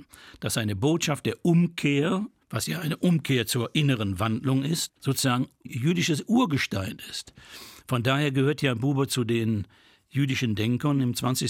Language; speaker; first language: German; native; German